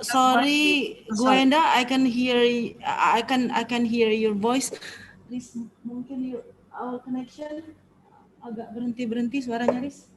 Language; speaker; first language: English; non-native, learner; Indonesian